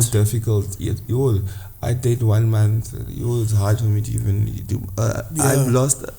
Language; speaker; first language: English; non-native, local second language; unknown